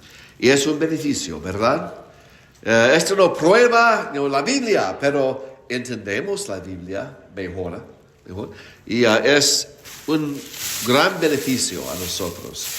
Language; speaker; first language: Spanish; non-native, fluent; English